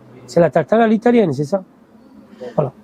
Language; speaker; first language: French; non-native, fluent; Italian